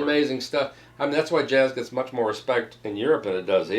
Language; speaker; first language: English; native; English